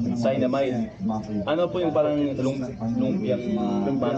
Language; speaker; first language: Filipino; non-native, fluent; English